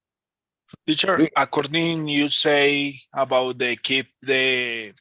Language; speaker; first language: English; non-native, learner; Spanish